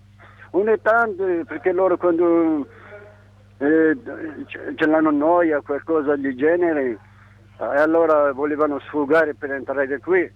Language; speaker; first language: Italian; non-native, learner; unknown